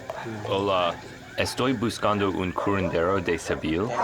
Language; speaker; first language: Spanish; non-native, learner; English